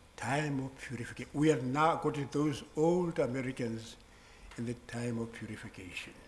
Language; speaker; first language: English; non-native, local second language; Southern Sotho